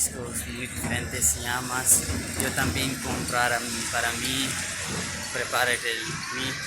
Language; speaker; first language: Spanish; non-native, learner; Urdu